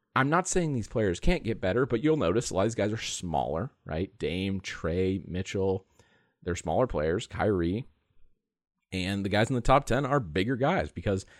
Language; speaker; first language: English; native; English